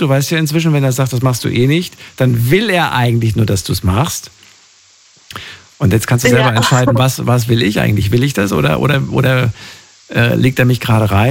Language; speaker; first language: German; native; German